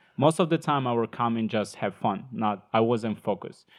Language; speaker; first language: English; non-native, learner; Ukrainian